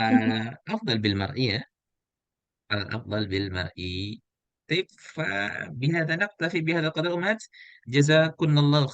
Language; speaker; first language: Arabic; non-native, fluent; Indonesian